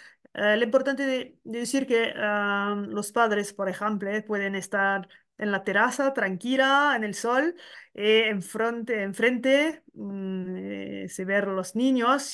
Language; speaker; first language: Spanish; non-native, learner; French